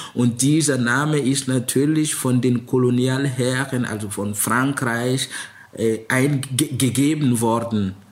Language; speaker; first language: German; non-native, fluent; Mossi